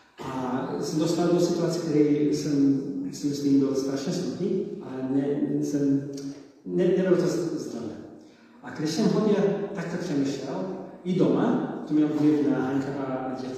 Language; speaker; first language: Czech; non-native, learner; English